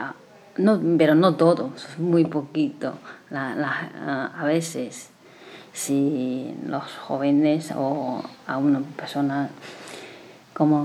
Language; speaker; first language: Spanish; non-native, learner; Chinese